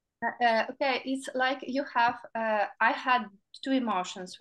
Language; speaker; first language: English; non-native, learner; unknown